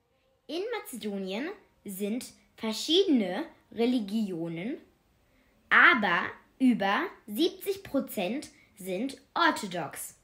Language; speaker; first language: German; early bilingual, other home language; Macedonian